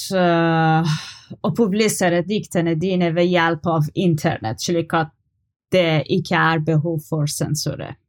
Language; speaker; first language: Norwegian; non-native, learner; Persian